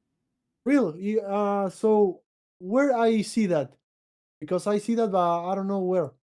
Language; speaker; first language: English; non-native, learner; Portuguese